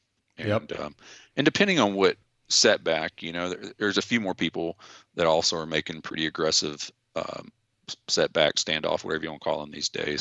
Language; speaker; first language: English; native; English